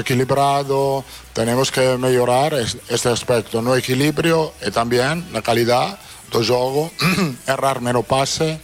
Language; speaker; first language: Portuguese; non-native, learner; Italian